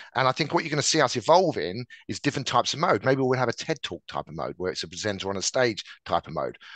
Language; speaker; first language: English; native; English